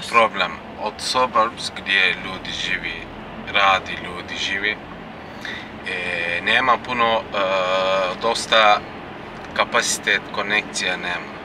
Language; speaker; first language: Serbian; non-native, learner; Turkish